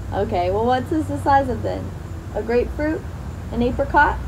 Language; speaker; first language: English; native; English